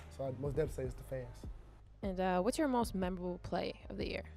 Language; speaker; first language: English; native; English